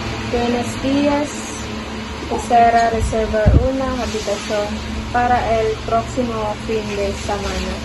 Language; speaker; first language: Spanish; non-native, learner; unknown